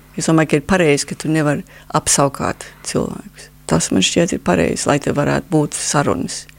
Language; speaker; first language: Latvian; early bilingual, heritage; Latvian